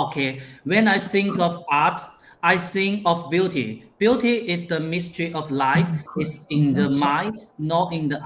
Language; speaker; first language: English; non-native, learner; Chinese